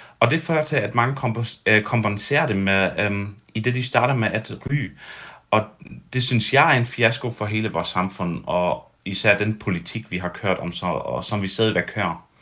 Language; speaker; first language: Danish; early bilingual, heritage; Danish